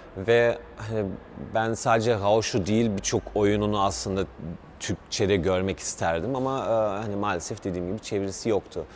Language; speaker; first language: Turkish; early bilingual, heritage; Turkish